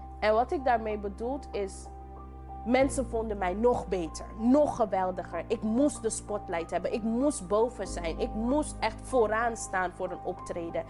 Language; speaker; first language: Dutch; non-native, local second language; English